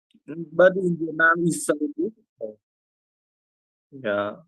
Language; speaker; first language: English; non-native, learner; Vietnamese